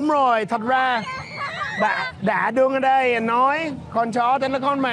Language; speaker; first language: Vietnamese; non-native, fluent; English